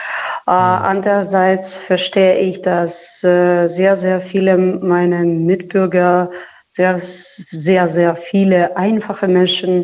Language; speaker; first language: German; non-native, fluent; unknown